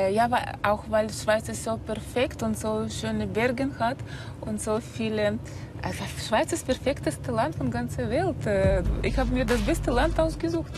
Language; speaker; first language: German; non-native, fluent; Russian